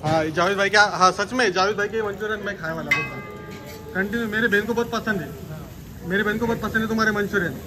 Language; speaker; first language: Hindi; non-native, local second language; Marathi